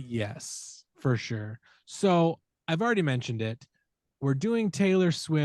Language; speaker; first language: English; native; English